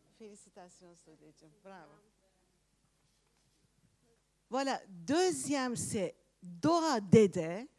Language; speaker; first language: French; non-native, fluent; Turkish